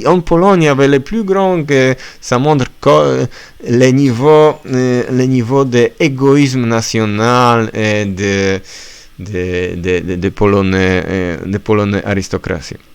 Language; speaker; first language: French; non-native, learner; Polish